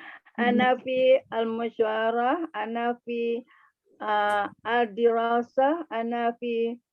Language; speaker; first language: Arabic; non-native, learner; Malay